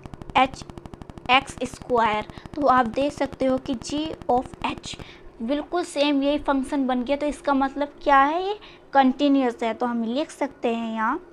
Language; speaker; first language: Hindi; native; Hindi